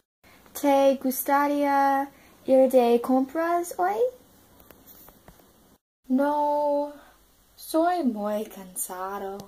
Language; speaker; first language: Spanish; non-native, learner; English